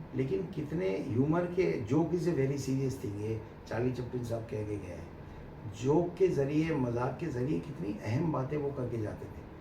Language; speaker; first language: Hindi; non-native, local second language; Bangla